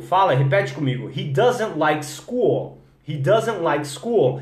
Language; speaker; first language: English; non-native, fluent; Portuguese